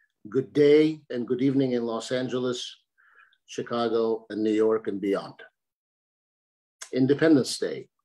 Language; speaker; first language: English; early bilingual, other home language; Armenian